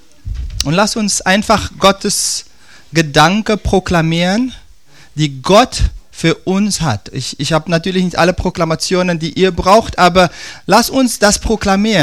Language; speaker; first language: German; non-native, fluent; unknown